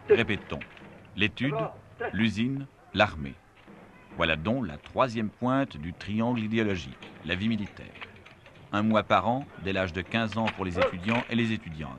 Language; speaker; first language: French; native; French